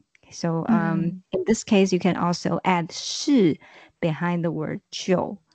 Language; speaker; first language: English; non-native, fluent; Chinese